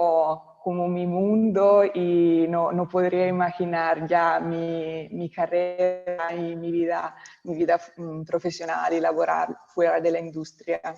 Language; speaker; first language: Spanish; non-native, local second language; Italian